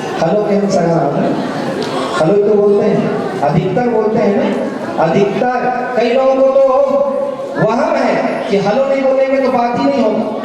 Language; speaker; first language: Hindi; non-native, local second language; Chhattisgarhi